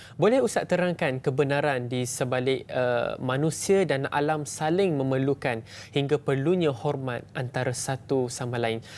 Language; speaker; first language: Malay; native; Malay